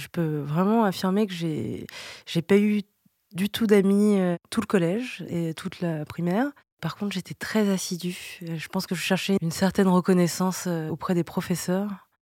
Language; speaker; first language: French; early bilingual, other home language; Vietnamese